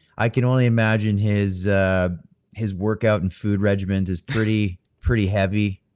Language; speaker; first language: English; native; English